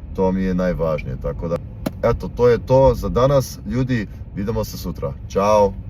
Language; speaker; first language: Serbian; non-native, fluent; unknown